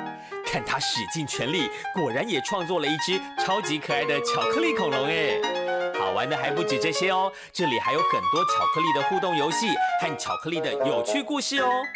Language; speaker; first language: Chinese; native; Chinese